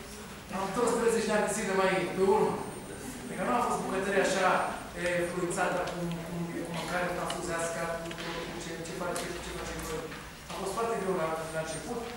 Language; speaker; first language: Romanian; non-native, learner; Hebrew